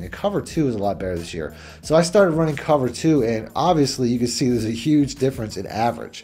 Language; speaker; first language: English; native; English